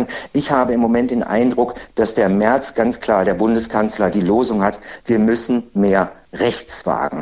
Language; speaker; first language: German; native; German